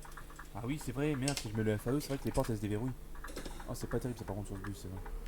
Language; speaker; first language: French; native; French